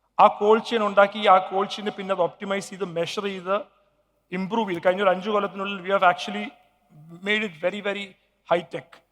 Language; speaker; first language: Malayalam; early bilingual, heritage; Malayalam